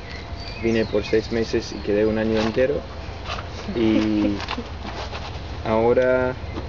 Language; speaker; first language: Spanish; non-native, fluent; English